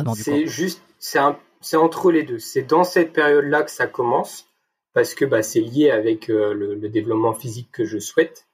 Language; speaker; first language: French; native; French